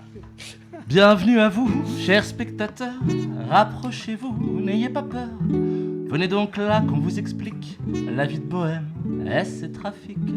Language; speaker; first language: French; native; French